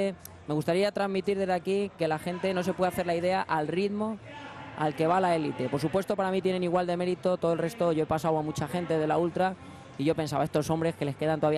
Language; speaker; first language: Spanish; native; Spanish